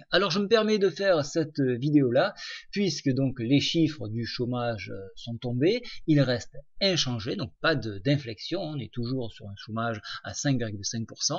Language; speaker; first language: French; native; French